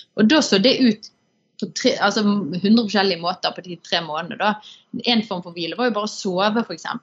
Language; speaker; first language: Norwegian; native; Norwegian